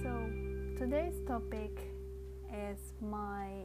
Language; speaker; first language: English; non-native, learner; Japanese